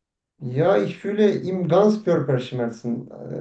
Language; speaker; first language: German; non-native, learner; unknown